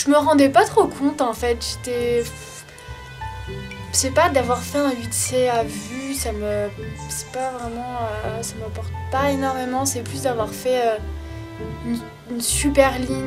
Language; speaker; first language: French; native; French